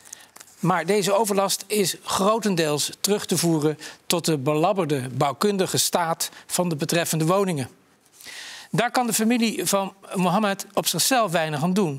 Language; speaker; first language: Dutch; native; Dutch